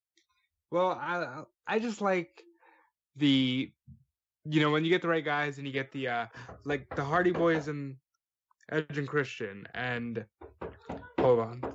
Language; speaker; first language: English; native; English